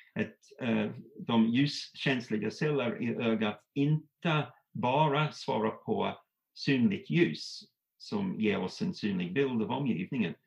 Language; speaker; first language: Swedish; non-native, fluent; English